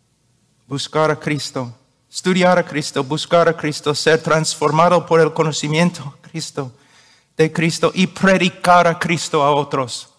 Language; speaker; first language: Spanish; non-native, fluent; English